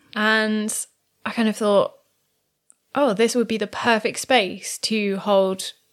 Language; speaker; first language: English; native; English